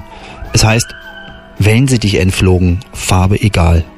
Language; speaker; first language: German; native; German